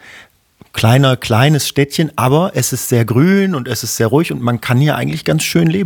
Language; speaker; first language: German; native; German